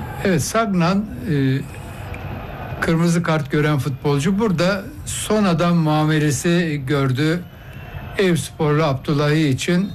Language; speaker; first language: Turkish; native; Turkish